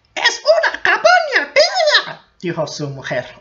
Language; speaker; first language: Spanish; non-native, fluent; Turkish